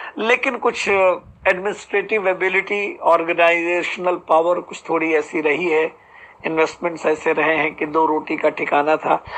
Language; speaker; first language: Hindi; native; Hindi